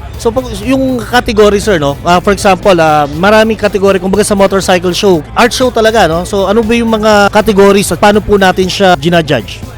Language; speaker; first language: Filipino; native; Filipino